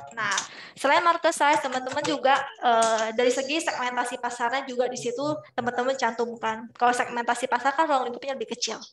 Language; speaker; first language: Indonesian; native; Indonesian